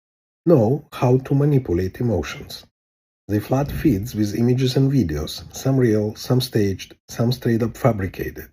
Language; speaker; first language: English; non-native, fluent; Hebrew